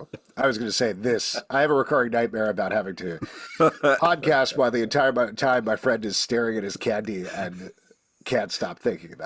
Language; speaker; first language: English; native; English